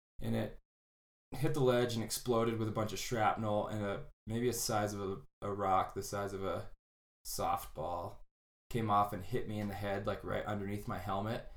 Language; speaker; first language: English; native; English